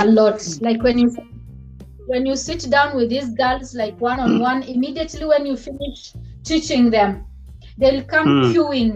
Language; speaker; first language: English; non-native, local second language; Luyia